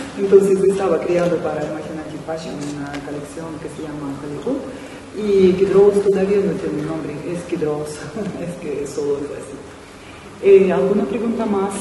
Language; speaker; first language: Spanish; non-native, fluent; Russian